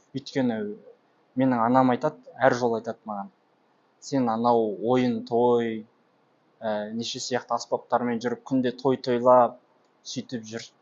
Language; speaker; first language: Kazakh; native; Kazakh